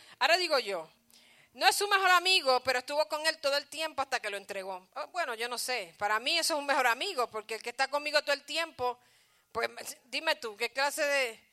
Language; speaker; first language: Spanish; early bilingual, heritage; Spanish